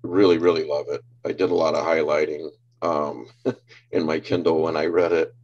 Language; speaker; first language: English; native; English